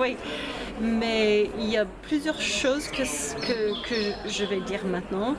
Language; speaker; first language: French; non-native, fluent; English